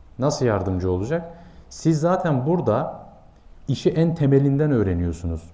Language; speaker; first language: Turkish; native; Turkish